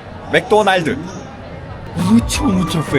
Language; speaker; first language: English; non-native, learner; Korean